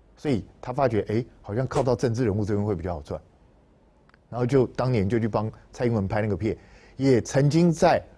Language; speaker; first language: Chinese; native; Chinese